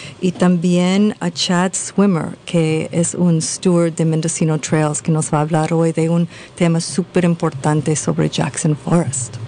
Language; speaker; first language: Spanish; early bilingual, heritage; Spanish